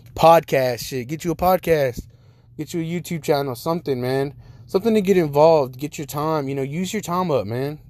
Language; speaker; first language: English; native; English